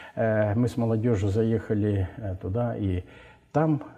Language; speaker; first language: Russian; non-native, local second language; Ukrainian